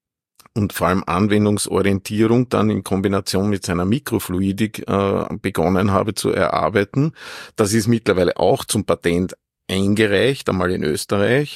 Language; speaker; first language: German; native; German